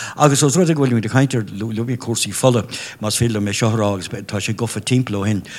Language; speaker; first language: Irish; non-native, local second language; English